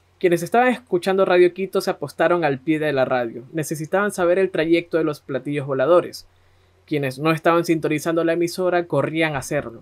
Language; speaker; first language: Spanish; native; Spanish